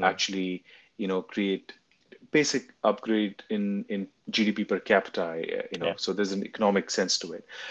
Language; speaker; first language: English; non-native, local second language; Hindi